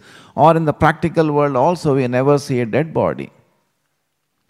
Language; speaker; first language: English; non-native, local second language; Telugu